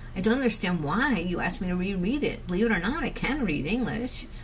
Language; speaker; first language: English; native; English